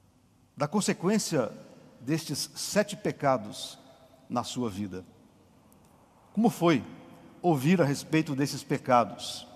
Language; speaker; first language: Portuguese; native; Portuguese